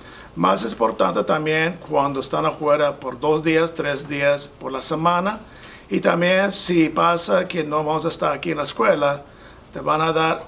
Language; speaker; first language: Spanish; non-native, fluent; English